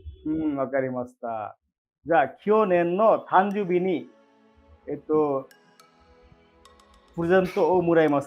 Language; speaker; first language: Japanese; non-native, fluent; Bangla